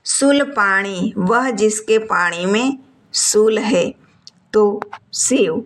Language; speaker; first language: Hindi; non-native, local second language; Gujarati